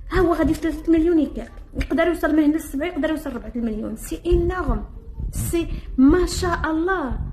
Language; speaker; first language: Arabic; native; Arabic